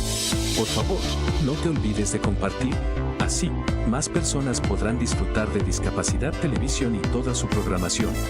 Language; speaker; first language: Spanish; native; Spanish